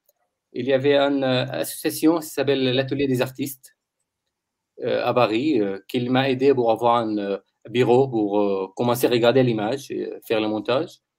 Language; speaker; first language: French; non-native, learner; Arabic